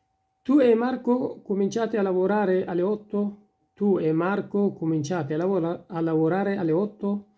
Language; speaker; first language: Italian; non-native, fluent; Persian